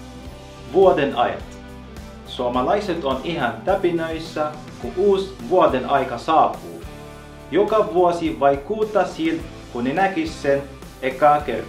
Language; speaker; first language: Finnish; non-native, fluent; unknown